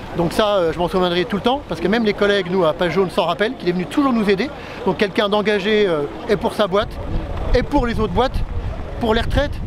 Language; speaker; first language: French; native; French